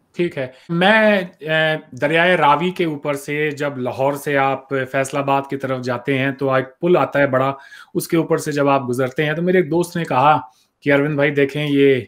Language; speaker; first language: Hindi; native; Hindi